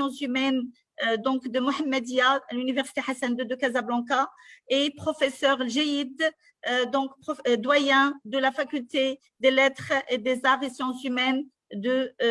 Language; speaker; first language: French; non-native, local second language; Arabic